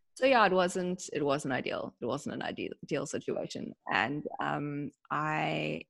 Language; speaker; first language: English; native; English